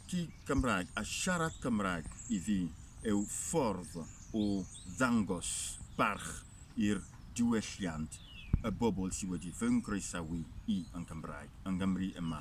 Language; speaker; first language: Welsh; non-native, fluent; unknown